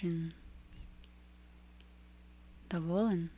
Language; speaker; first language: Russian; non-native, fluent; English